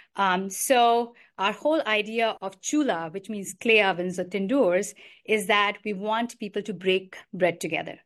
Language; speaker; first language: English; non-native, local second language; Hindi